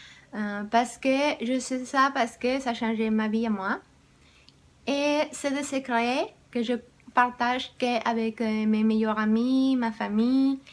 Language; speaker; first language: French; non-native, fluent; Spanish